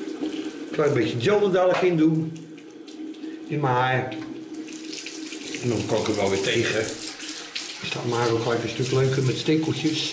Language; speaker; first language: Dutch; native; Dutch